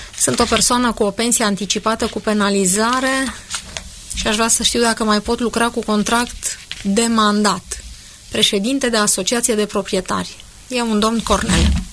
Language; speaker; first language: Romanian; native; Romanian